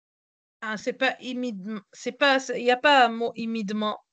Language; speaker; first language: French; non-native, local second language; Arabic